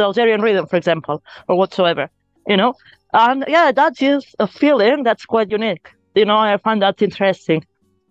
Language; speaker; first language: English; non-native, fluent; Spanish